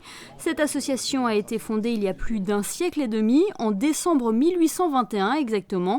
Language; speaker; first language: French; native; French